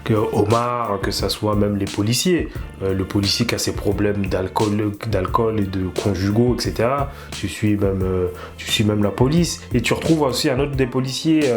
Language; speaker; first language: French; native; French